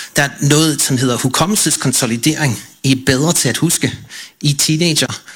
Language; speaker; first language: Danish; non-native, fluent; English